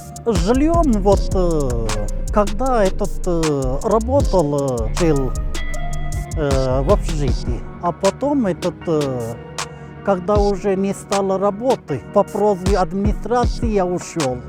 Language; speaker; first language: Russian; non-native, local second language; Turkmen